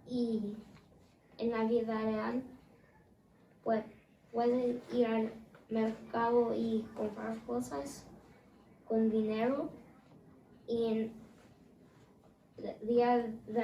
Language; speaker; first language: Spanish; early bilingual, heritage; Spanish